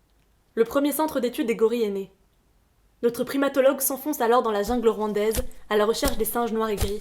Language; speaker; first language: French; native; French